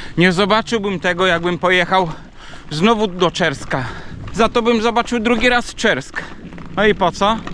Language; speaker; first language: Polish; native; Polish